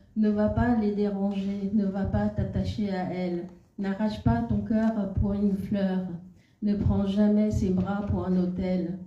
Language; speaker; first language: French; non-native, fluent; Khmer